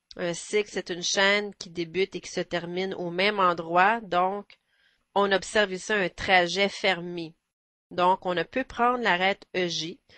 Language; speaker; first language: French; native; French